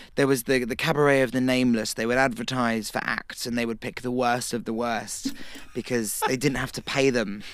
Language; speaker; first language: English; native; English